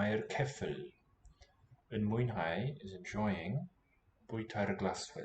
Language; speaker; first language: Welsh; non-native, learner; English